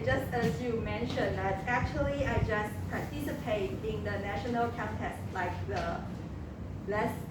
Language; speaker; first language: English; non-native, local second language; Chinese